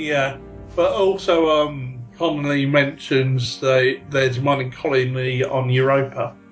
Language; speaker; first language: English; native; English